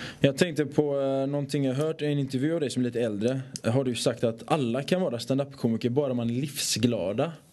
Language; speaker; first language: Swedish; early bilingual, other home language; Persian